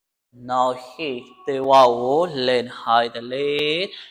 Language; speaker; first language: Vietnamese; non-native, learner; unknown